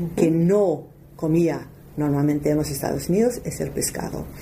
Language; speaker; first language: Spanish; non-native, fluent; English